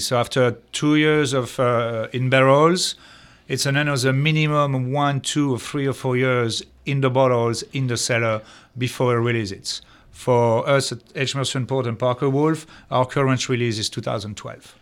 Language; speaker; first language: English; non-native, fluent; French